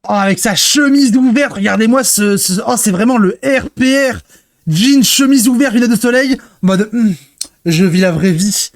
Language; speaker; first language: French; native; French